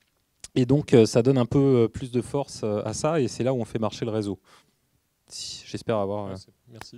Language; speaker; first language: French; native; French